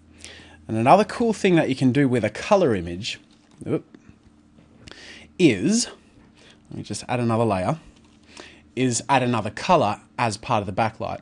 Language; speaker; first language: English; native; English